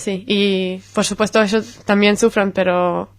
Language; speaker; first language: Spanish; non-native, fluent; Hebrew